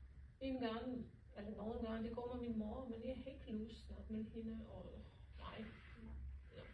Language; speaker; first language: Danish; non-native, learner; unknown